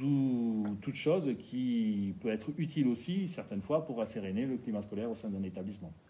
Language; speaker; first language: French; native; French